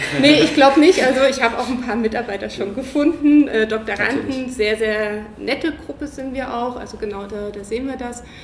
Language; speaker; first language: German; native; German